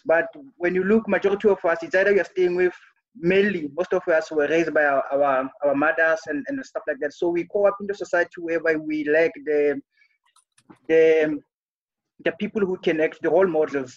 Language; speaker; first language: English; non-native, local second language; Southern Sotho